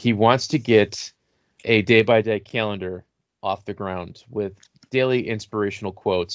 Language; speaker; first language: English; native; English